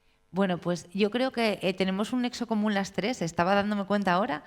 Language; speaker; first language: Spanish; native; Spanish